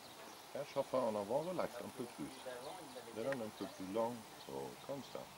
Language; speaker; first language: French; non-native, learner; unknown